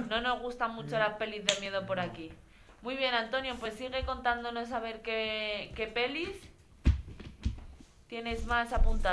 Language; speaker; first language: Spanish; native; Spanish